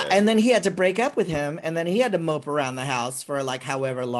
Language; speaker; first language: English; native; English